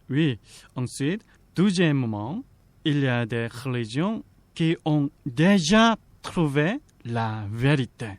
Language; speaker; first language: French; non-native, fluent; Korean